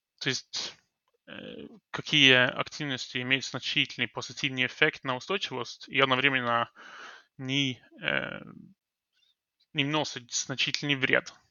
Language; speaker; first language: Russian; non-native, fluent; Norwegian